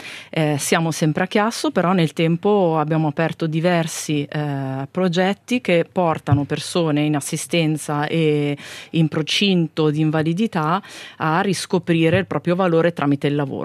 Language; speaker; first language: Italian; native; Italian